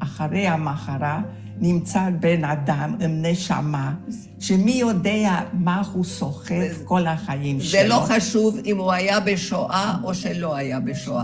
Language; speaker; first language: Hebrew; non-native, fluent; Hungarian